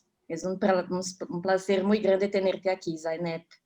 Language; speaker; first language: Spanish; non-native, fluent; Portuguese